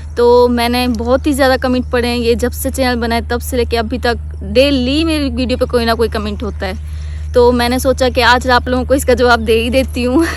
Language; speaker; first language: Urdu; native; Urdu